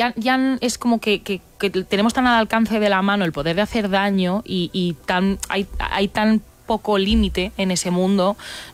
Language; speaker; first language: Spanish; native; Spanish